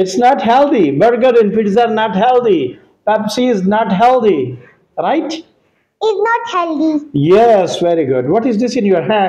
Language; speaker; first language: English; non-native, local second language; Pashto